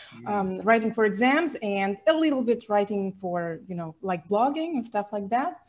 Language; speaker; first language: English; non-native, fluent; Russian